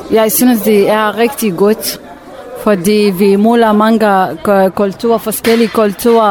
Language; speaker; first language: Danish; non-native, learner; Kurdish